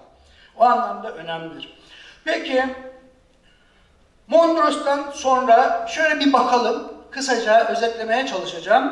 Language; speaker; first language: Turkish; native; Turkish